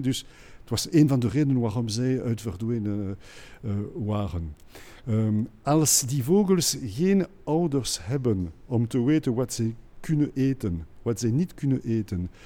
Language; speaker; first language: Dutch; non-native, local second language; French